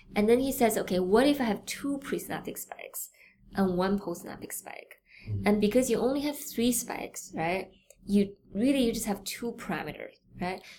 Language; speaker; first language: English; non-native, fluent; Chinese